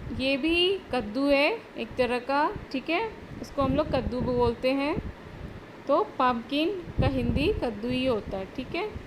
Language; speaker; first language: Hindi; native; Hindi